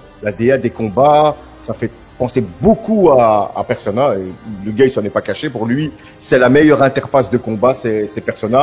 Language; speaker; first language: French; native; French